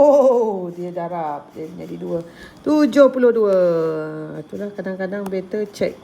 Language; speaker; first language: Malay; native; Malay